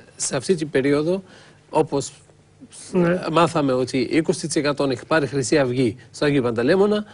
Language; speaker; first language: Greek; non-native, fluent; French